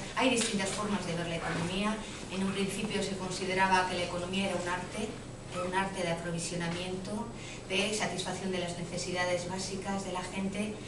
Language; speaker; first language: Spanish; native; Spanish